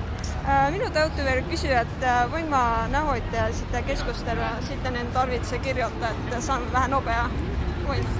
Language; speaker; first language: Finnish; non-native, learner; Estonian